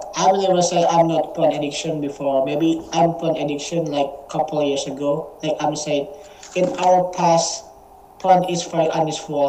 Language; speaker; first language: English; non-native, learner; Indonesian